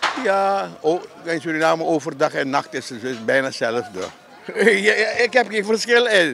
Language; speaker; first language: Dutch; non-native, local second language; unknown